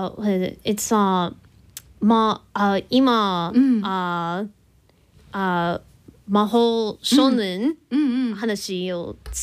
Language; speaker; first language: Japanese; non-native, learner; English